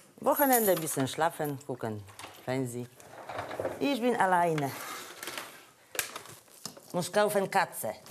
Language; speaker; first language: German; non-native, learner; Polish